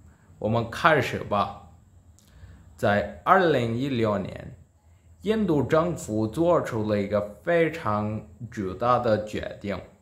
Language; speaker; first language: Chinese; non-native, learner; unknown